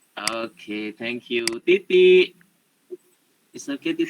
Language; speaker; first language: English; non-native, learner; Indonesian